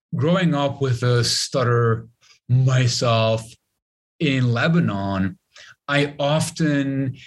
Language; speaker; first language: English; non-native, fluent; Arabic